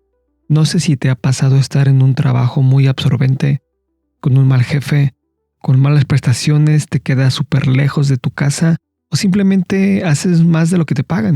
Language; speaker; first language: Spanish; native; Spanish